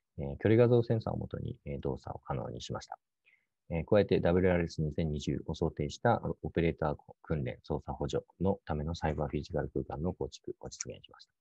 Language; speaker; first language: Japanese; native; Japanese